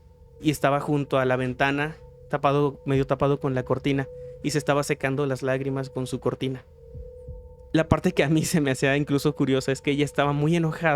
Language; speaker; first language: Spanish; native; Spanish